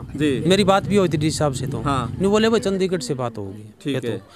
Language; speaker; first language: Hindi; native; Hindi